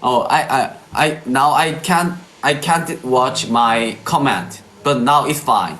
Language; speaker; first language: English; non-native, learner; Korean